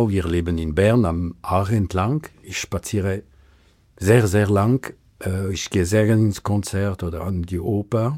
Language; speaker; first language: German; non-native, local second language; French